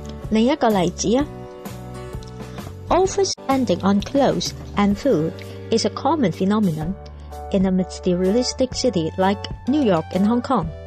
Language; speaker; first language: English; non-native, local second language; Cantonese